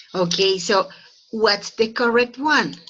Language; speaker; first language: English; non-native, fluent; Spanish